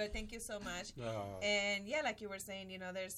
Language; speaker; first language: English; non-native, fluent; Spanish